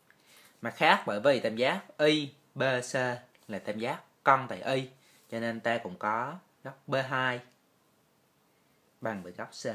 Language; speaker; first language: Vietnamese; native; Vietnamese